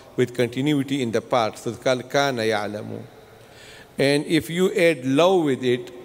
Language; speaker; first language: English; non-native, local second language; Urdu